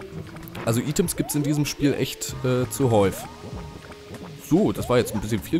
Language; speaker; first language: German; native; German